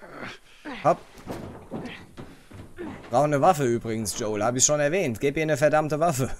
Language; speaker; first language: German; native; German